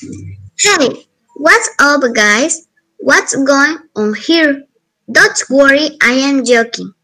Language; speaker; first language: English; non-native, learner; Spanish